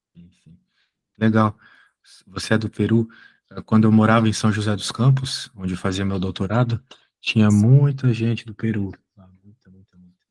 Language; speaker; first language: Portuguese; native; Portuguese